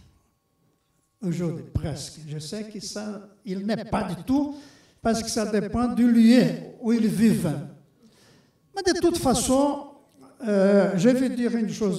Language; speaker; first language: French; non-native, fluent; Portuguese